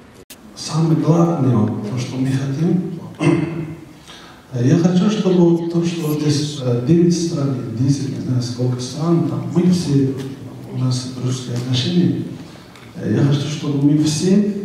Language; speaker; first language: Russian; non-native, learner; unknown